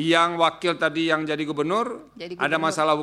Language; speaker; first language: Indonesian; native; Indonesian